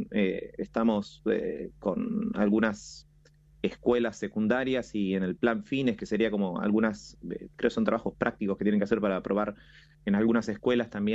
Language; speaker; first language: Spanish; native; Spanish